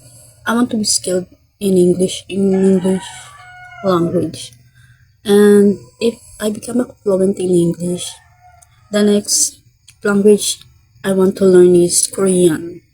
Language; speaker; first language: English; non-native, learner; Filipino